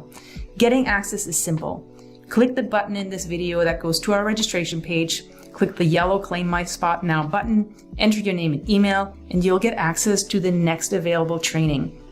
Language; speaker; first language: English; native; English